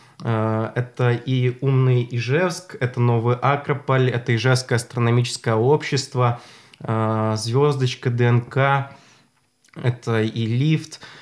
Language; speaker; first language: Russian; native; Russian